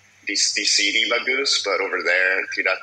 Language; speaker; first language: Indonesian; non-native, learner; English